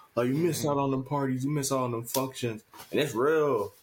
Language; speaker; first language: English; native; English